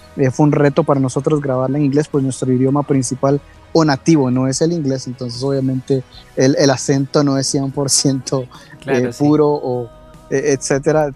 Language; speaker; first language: Spanish; native; Spanish